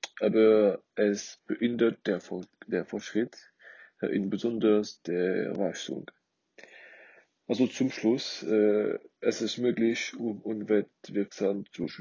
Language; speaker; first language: German; non-native, learner; French